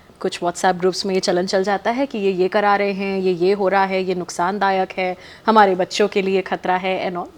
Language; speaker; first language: Hindi; native; Hindi